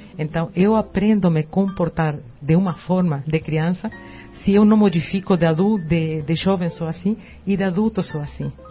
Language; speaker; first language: Portuguese; non-native, fluent; Spanish